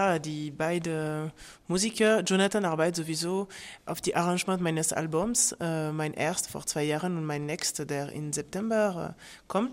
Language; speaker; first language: German; non-native, fluent; French